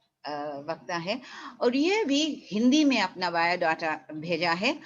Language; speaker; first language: Hindi; early bilingual, heritage; Hindi